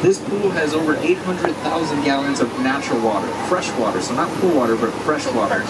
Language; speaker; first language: English; early bilingual, other home language; Spanish